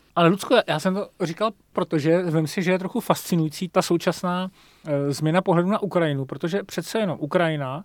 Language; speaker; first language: Czech; native; Czech